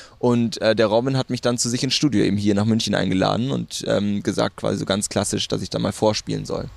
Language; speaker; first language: German; native; German